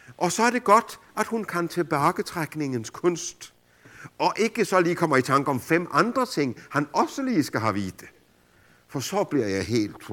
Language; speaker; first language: Danish; native; Danish